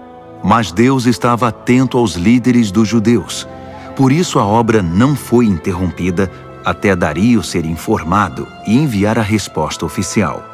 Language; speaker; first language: Portuguese; native; Portuguese